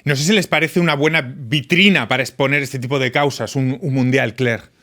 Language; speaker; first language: Spanish; native; Spanish